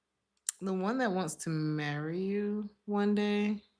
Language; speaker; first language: English; native; English